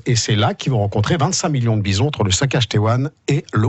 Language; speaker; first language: French; native; French